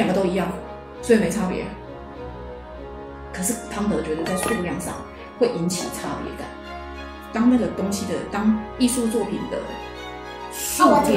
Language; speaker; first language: Chinese; native; Chinese